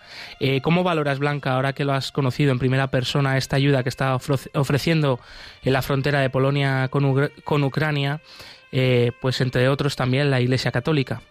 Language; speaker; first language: Spanish; native; Spanish